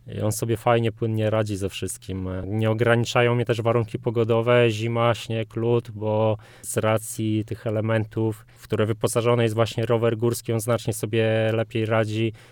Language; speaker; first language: Polish; native; Polish